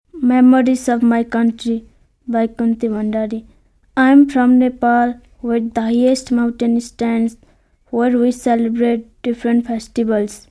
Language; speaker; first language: English; non-native, learner; Nepali